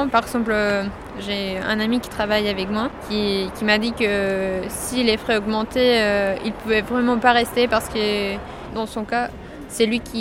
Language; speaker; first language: French; non-native, fluent; Spanish